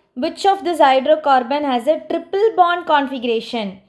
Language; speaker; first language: English; non-native, local second language; Tamil